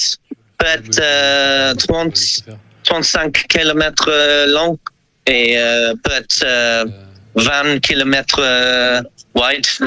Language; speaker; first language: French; non-native, learner; English